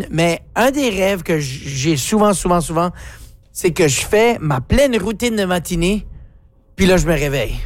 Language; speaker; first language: French; native; French